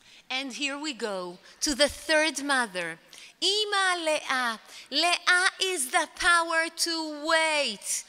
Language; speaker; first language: English; non-native, fluent; Hebrew